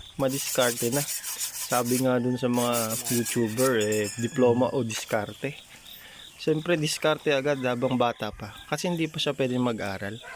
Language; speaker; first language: Filipino; native; Filipino